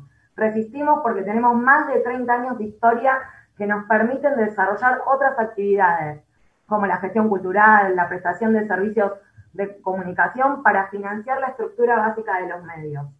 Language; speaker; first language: Spanish; native; Spanish